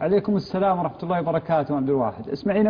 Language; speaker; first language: Arabic; native; Arabic